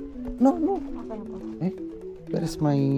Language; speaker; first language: English; non-native, learner; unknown